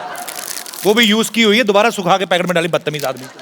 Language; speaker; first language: Hindi; native; Hindi